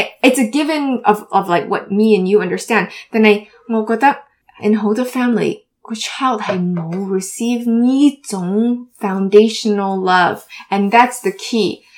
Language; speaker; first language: English; early bilingual, other home language; Chinese